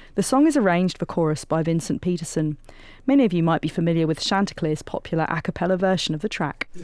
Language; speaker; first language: English; native; English